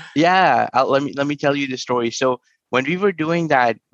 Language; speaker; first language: English; non-native, local second language; Hindi